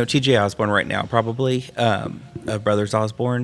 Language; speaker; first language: English; native; English